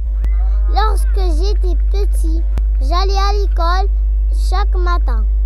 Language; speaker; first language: French; non-native, local second language; Arabic